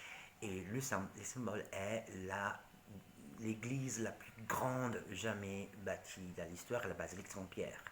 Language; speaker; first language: French; non-native, learner; Italian